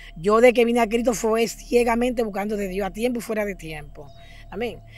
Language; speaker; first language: Spanish; native; Spanish